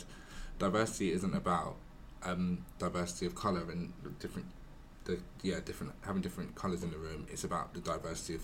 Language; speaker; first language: English; native; English